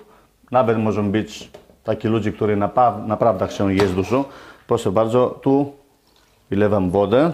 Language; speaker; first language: Polish; non-native, learner; Greek